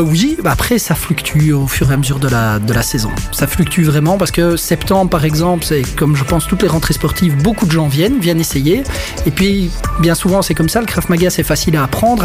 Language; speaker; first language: French; native; French